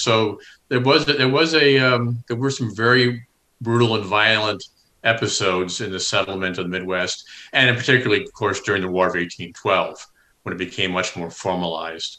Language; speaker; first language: English; native; English